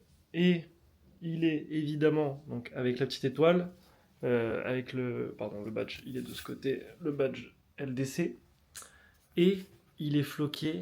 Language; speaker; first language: French; native; French